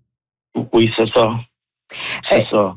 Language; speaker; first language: French; non-native, learner; English